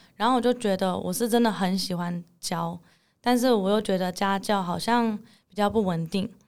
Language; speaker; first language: Chinese; early bilingual, heritage; English